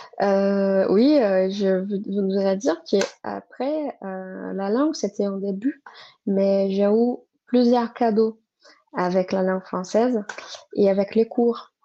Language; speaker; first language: French; non-native, fluent; Portuguese